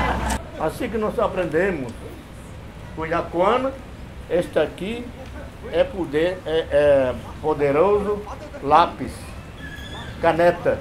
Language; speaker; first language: Portuguese; non-native, local second language; Yanomámi